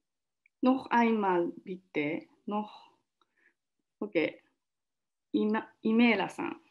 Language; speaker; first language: German; non-native, learner; Japanese